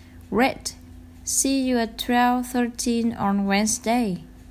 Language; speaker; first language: English; non-native, learner; Vietnamese